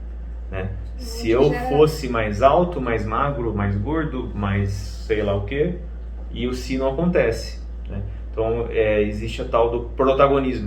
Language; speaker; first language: Portuguese; native; Portuguese